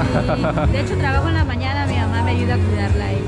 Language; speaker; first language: Spanish; native; Spanish